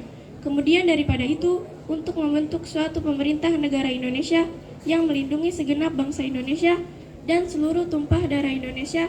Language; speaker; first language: Indonesian; native; Indonesian